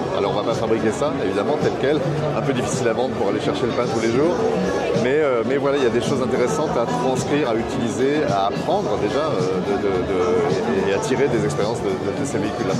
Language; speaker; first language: French; native; French